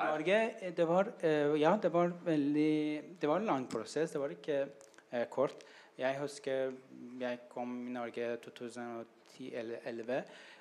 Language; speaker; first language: Norwegian; non-native, learner; Persian